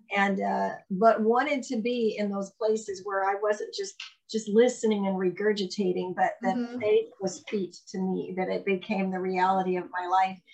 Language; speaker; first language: English; native; English